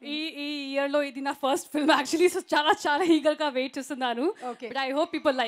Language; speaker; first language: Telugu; non-native, learner; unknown